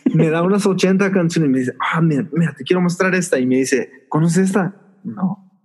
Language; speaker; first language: Spanish; early bilingual, heritage; Spanish